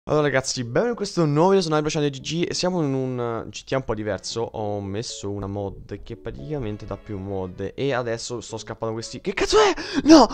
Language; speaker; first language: Italian; native; Italian